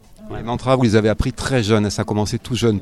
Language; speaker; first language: French; native; French